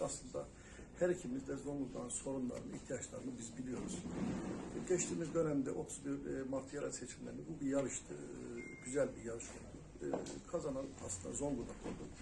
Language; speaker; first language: Turkish; native; Turkish